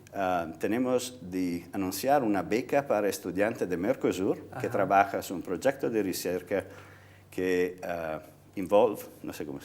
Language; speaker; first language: Spanish; non-native, fluent; Italian